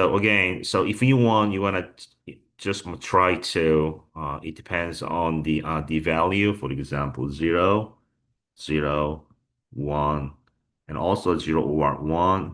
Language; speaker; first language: English; non-native, fluent; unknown